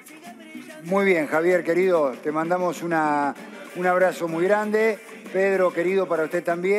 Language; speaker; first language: Spanish; native; Spanish